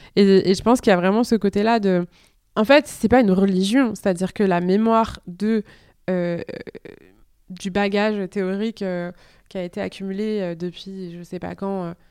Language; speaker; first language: French; native; French